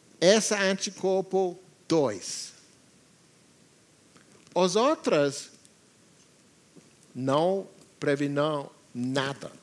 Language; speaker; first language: Portuguese; non-native, learner; English